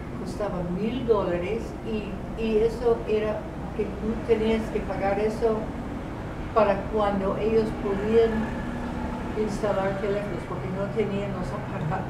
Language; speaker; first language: Spanish; non-native, fluent; English